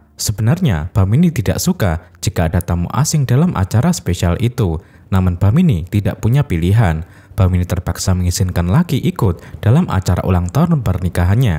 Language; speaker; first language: Indonesian; native; Indonesian